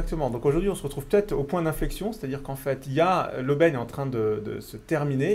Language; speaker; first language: French; native; French